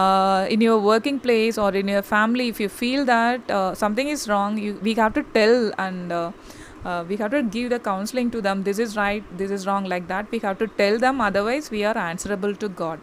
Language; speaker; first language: English; non-native, local second language; Tamil